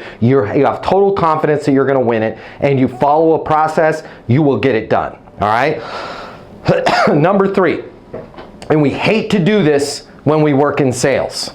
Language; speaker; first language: English; native; English